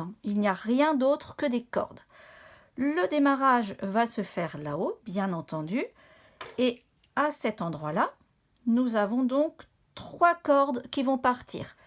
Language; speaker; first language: French; native; French